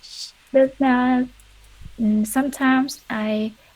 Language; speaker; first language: English; non-native, learner; Vietnamese